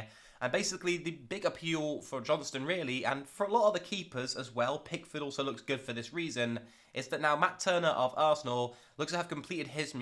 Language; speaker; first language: English; native; English